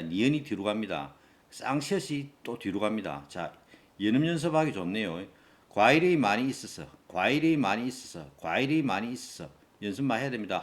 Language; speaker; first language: Korean; native; Korean